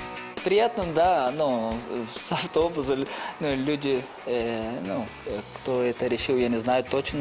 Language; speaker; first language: Russian; non-native, fluent; Portuguese